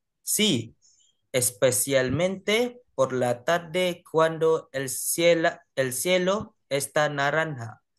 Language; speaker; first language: Spanish; non-native, learner; Malay